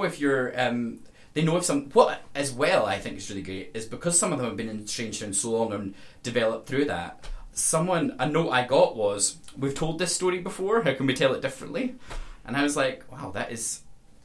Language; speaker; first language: English; native; English